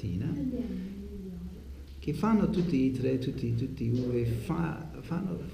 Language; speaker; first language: Italian; non-native, learner; English